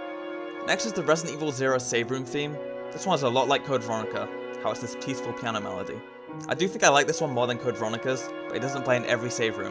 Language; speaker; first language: English; native; English